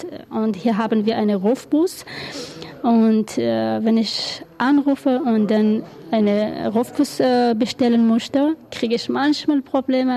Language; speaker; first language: German; non-native, learner; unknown